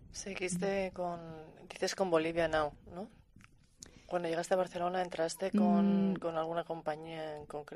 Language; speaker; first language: Spanish; native; Spanish